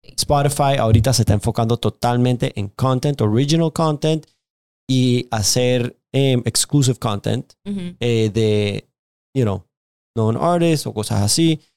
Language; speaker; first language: Spanish; native; Spanish